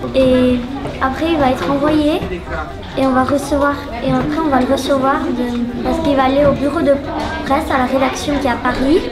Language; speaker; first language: French; non-native, learner; English